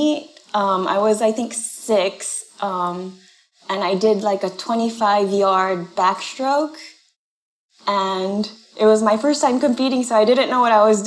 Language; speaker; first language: English; non-native, fluent; Japanese